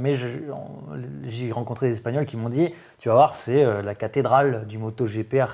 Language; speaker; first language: French; native; French